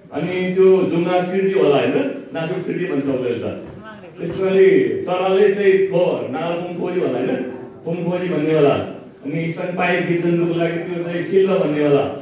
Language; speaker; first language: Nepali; non-native, local second language; Eastern Tamang